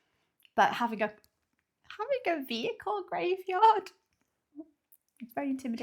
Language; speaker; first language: English; native; English